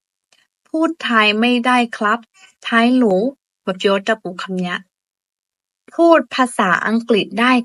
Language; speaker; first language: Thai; non-native, fluent; Burmese